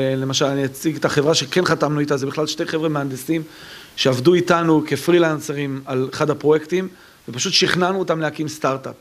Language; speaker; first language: Hebrew; native; Hebrew